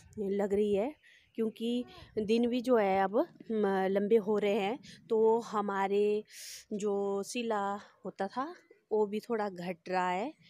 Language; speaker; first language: Hindi; native; Hindi